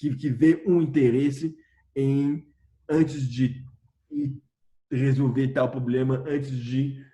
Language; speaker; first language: Portuguese; non-native, fluent; French